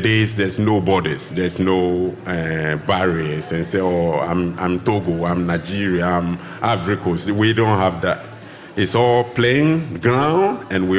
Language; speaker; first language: English; non-native, local second language; Ga